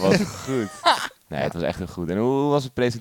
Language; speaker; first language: Dutch; native; Dutch